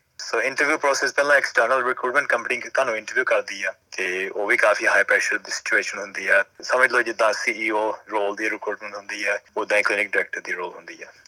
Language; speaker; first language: Punjabi; early bilingual, heritage; Punjabi